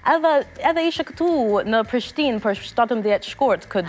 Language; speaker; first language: Albanian; non-native, learner; English